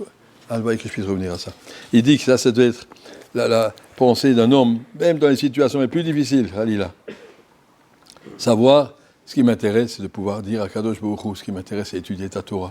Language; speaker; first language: French; native; French